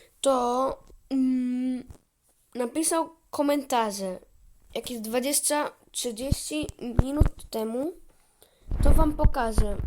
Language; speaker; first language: Polish; early bilingual, heritage; Polish